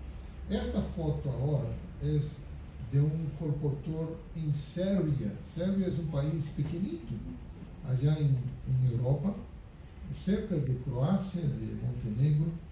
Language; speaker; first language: Spanish; non-native, fluent; Portuguese